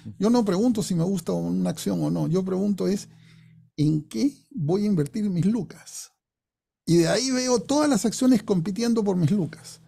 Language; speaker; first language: Spanish; non-native, fluent; English